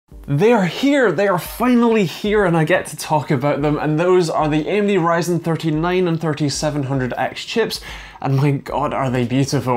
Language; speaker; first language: English; native; English